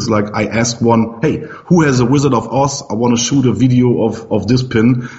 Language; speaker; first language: English; non-native, fluent; German